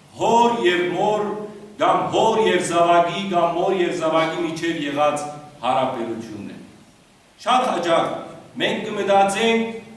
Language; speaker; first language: Armenian; early bilingual, heritage; Armenian